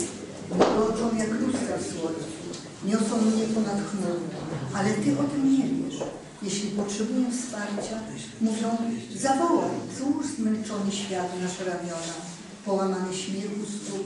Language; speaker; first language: Polish; native; Polish